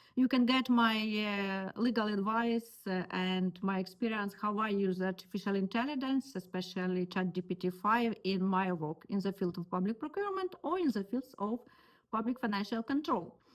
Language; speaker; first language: English; non-native, learner; Ukrainian